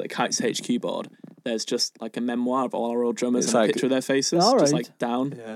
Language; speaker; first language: English; native; English